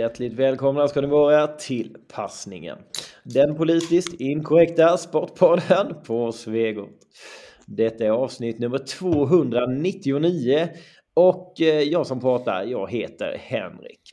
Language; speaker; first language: Swedish; native; Swedish